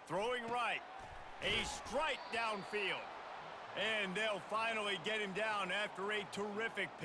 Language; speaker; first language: English; native; English